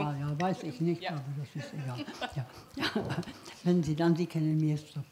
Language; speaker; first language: German; non-native, learner; Czech